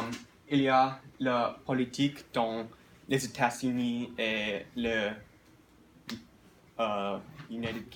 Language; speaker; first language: French; non-native, learner; English